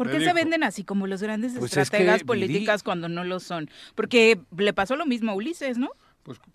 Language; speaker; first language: Spanish; native; Spanish